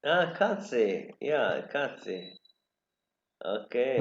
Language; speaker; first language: German; non-native, learner; Urdu